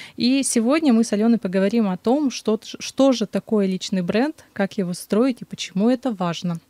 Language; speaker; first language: Russian; native; Russian